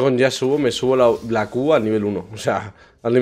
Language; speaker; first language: Spanish; native; Spanish